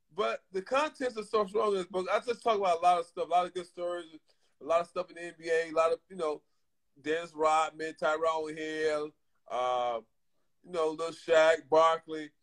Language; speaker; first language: English; native; English